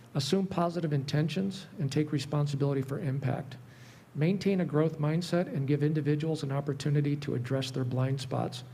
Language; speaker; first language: English; native; English